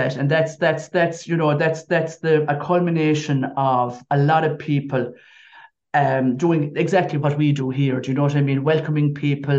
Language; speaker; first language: English; native; English